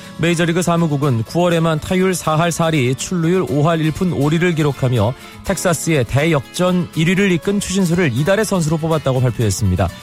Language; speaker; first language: Korean; native; Korean